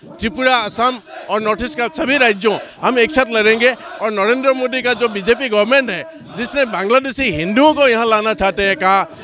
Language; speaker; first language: Hindi; non-native, local second language; Kok Borok